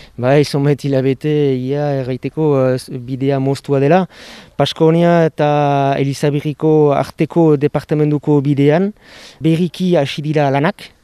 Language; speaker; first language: Basque; native; Basque